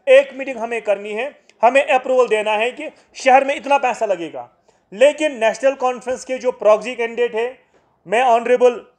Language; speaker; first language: Hindi; non-native, local second language; Kashmiri